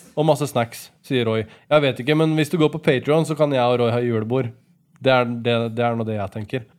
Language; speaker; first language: Norwegian; native; Norwegian